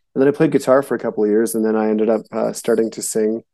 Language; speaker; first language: English; native; English